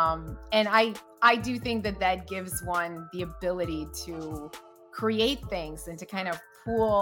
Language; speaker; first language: English; early bilingual, other home language; Russian